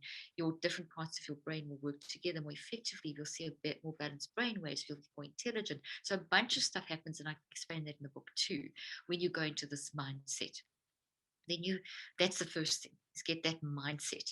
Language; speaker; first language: English; native; English